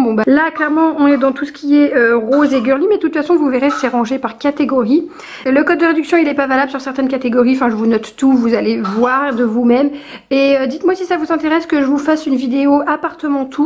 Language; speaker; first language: French; native; French